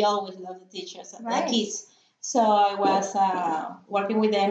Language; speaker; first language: English; non-native, fluent; Spanish